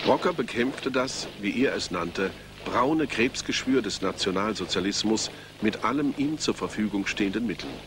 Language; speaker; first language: German; native; German